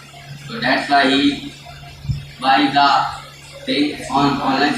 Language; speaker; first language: English; non-native, learner; Hindi